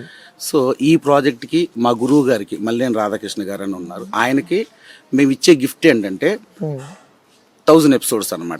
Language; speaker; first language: Telugu; native; Telugu